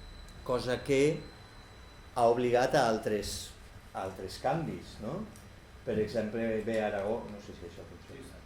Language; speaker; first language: Catalan; native; Catalan